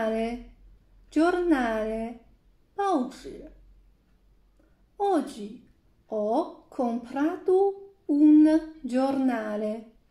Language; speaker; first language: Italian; non-native, fluent; Chinese